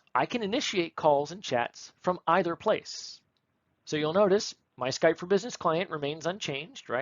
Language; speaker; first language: English; native; English